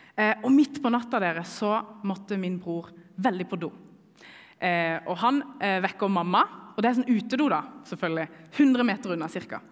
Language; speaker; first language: Norwegian; early bilingual, other home language; Kurdish